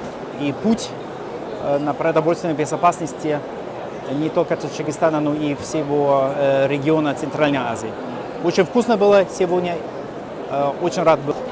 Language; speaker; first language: Russian; non-native, fluent; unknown